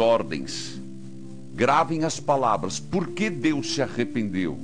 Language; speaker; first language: Portuguese; native; Portuguese